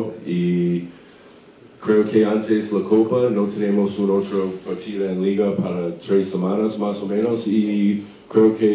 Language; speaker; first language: Spanish; non-native, learner; English